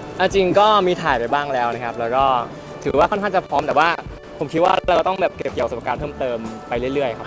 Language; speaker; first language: Thai; native; Thai